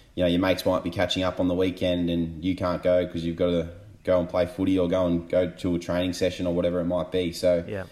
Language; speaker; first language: English; native; English